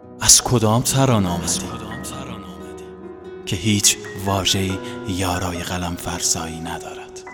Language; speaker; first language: Persian; native; Persian